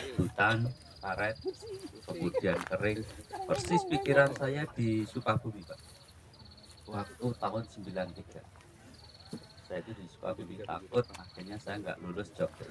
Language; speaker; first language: Indonesian; non-native, local second language; Javanese